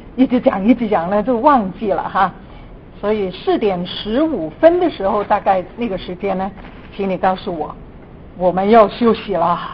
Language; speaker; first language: Chinese; non-native, local second language; Cantonese